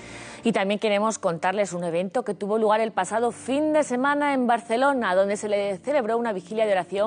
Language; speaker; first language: Spanish; native; Spanish